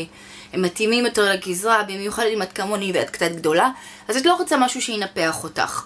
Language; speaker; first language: Hebrew; native; Hebrew